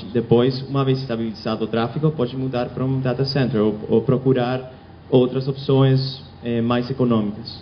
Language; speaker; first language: Portuguese; non-native, fluent; Spanish